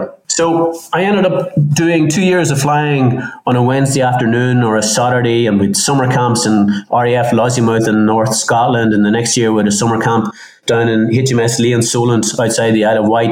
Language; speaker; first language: English; native; English